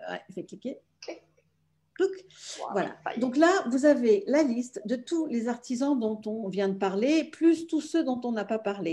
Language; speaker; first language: French; native; French